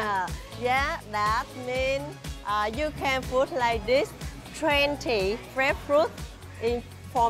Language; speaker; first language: English; non-native, learner; Vietnamese